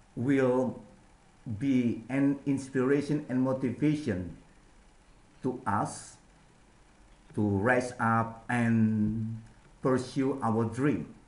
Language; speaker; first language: English; non-native, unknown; Indonesian